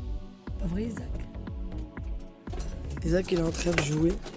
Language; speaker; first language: French; native; French